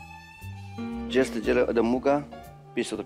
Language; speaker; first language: Russian; non-native, learner; Chinese